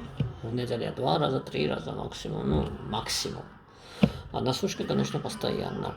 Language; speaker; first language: Russian; non-native, fluent; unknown